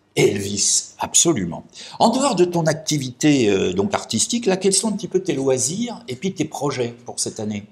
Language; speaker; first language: French; native; French